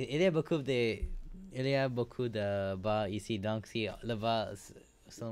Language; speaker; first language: French; non-native, learner; English